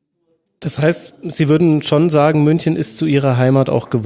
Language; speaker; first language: German; native; German